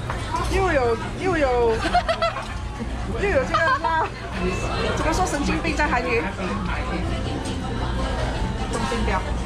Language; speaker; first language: Chinese; early bilingual, heritage; Chinese